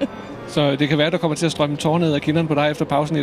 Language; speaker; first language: Danish; native; Danish